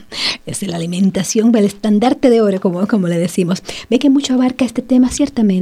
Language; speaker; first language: Spanish; native; Spanish